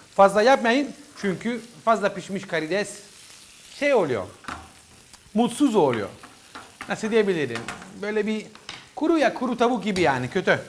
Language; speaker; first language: Turkish; non-native, learner; Italian